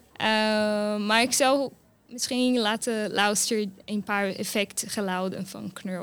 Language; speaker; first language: Dutch; non-native, learner; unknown